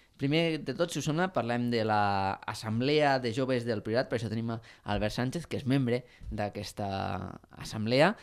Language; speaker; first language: Catalan; native; Catalan